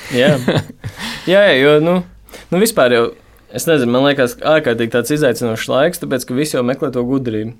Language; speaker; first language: Latvian; native; Latvian